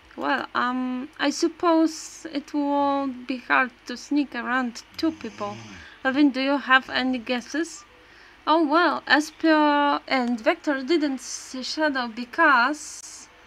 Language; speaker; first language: English; non-native, learner; Polish